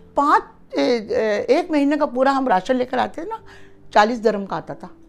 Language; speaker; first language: Urdu; early bilingual, heritage; Urdu